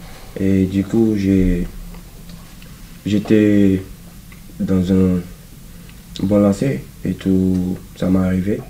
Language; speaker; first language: French; non-native, local second language; Wolof